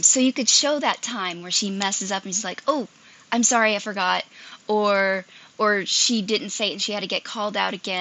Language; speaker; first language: English; native; English